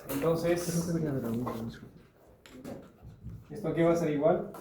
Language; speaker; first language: Spanish; native; Spanish